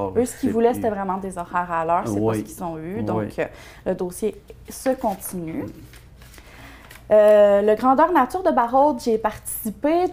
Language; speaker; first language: French; native; French